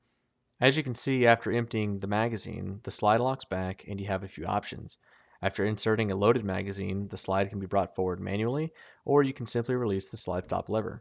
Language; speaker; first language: English; native; English